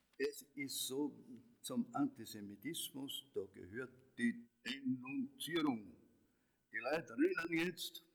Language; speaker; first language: German; native; German